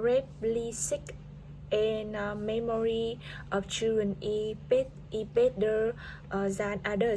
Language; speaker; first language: English; non-native, learner; Vietnamese